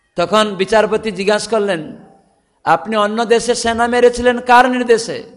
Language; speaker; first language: Bangla; non-native, fluent; Odia